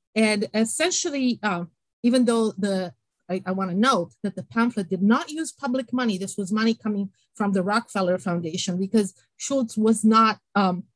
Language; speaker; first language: English; non-native, fluent; Italian